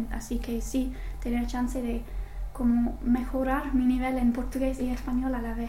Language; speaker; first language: Spanish; non-native, fluent; English